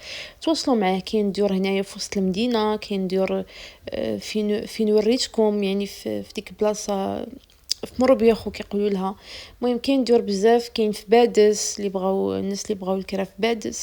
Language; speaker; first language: Arabic; native; Arabic